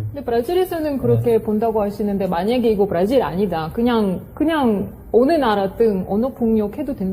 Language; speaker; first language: Korean; non-native, fluent; Russian